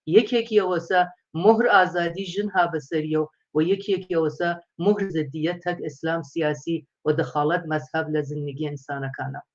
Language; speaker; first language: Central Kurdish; non-native, local second language; Persian